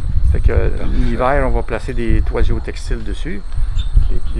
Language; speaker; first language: French; native; French